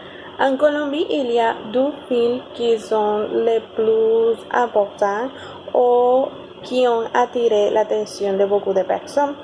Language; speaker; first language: French; non-native, learner; Spanish